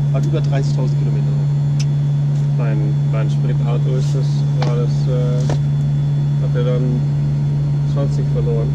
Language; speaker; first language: German; native; German